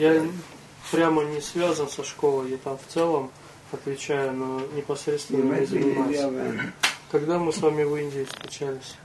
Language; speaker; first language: Russian; native; Russian